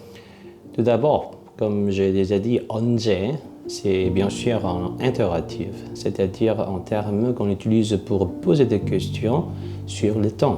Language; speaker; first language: French; non-native, fluent; Korean